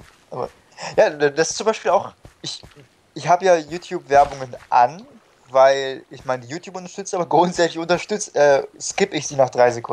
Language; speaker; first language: German; native; German